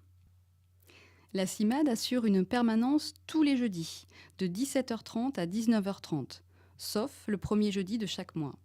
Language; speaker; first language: French; non-native, learner; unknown